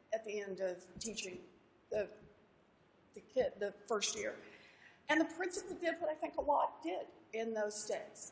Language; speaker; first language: English; native; English